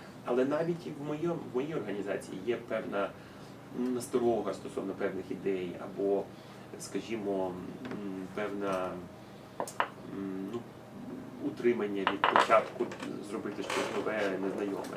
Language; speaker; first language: Ukrainian; native; Ukrainian